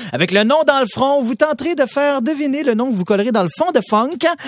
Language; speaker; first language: French; native; French